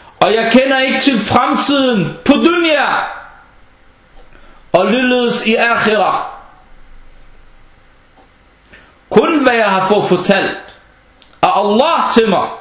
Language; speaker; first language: Danish; non-native, fluent; Arabic